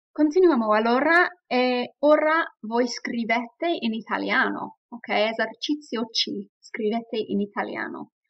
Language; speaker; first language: Italian; non-native, fluent; English